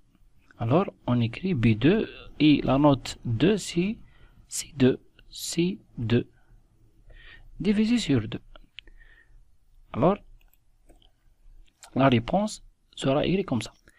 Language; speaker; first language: French; non-native, local second language; Arabic